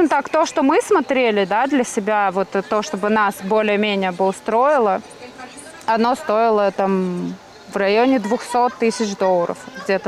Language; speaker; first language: Russian; native; Russian